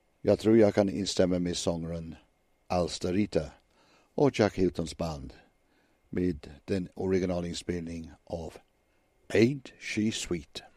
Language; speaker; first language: Swedish; non-native, fluent; English